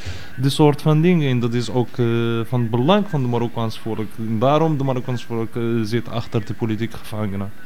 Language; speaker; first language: Dutch; non-native, fluent; Arabic